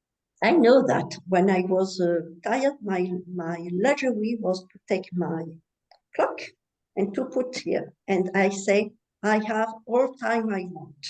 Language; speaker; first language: English; non-native, learner; French